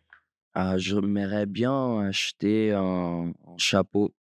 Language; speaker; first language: French; non-native, fluent; Portuguese